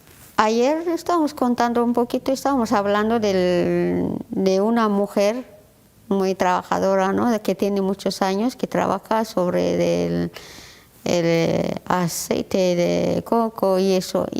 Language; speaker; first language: Spanish; non-native, learner; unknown